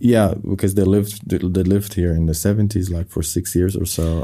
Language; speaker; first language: English; non-native, fluent; Persian